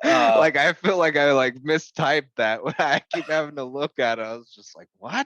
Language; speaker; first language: English; native; English